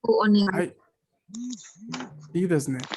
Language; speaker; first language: Japanese; non-native, fluent; Spanish